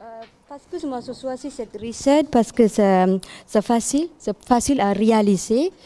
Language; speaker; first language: French; non-native, learner; Tamil